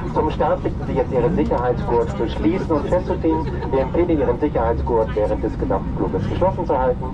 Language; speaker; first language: German; native; German